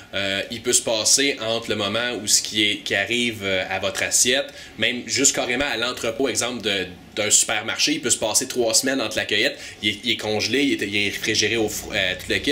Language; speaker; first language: French; native; French